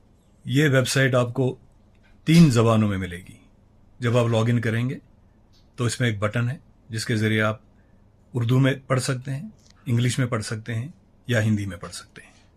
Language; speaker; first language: Hindi; native; Hindi